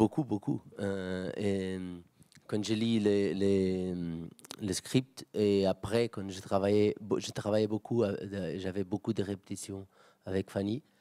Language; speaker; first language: French; non-native, fluent; Portuguese